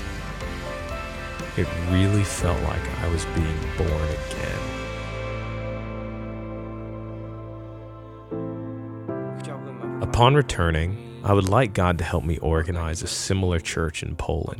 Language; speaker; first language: English; non-native, fluent; Polish